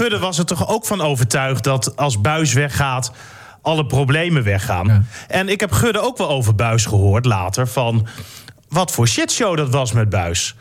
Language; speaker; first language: Dutch; native; Dutch